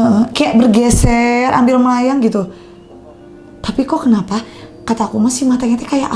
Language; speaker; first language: Indonesian; native; Indonesian